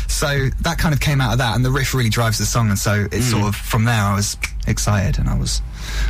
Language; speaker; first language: English; native; English